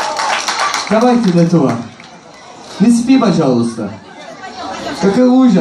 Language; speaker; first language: Russian; non-native, learner; Turkish